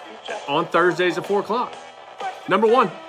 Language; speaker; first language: English; native; English